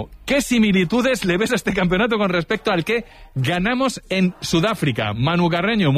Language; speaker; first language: Spanish; native; Spanish